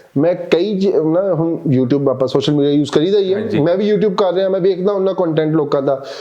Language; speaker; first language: Punjabi; non-native, local second language; Urdu